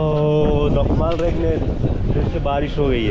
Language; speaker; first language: German; non-native, learner; Hindi